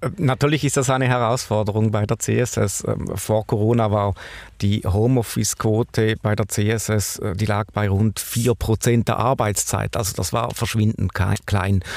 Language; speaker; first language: German; native; German